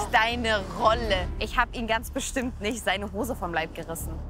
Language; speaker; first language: German; native; German